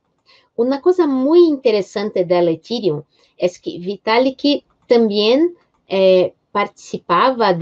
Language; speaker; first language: Spanish; non-native, fluent; Portuguese